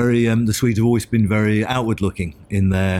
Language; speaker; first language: English; native; English